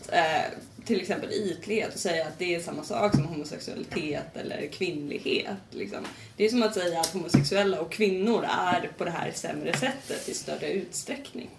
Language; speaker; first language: Swedish; native; Swedish